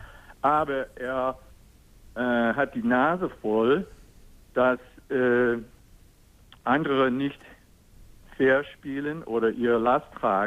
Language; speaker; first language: German; non-native, fluent; English